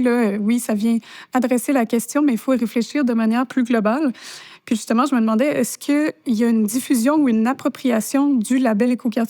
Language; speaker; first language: French; native; French